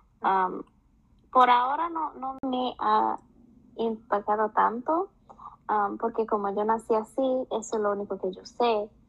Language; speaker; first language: Spanish; early bilingual, heritage; Spanish